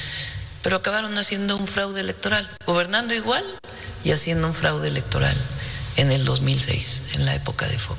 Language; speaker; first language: Spanish; native; Spanish